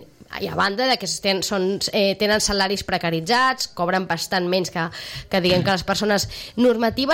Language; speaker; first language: Catalan; native; Catalan